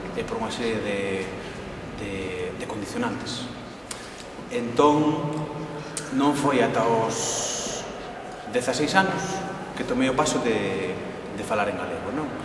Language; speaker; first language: Galician; non-native, local second language; Spanish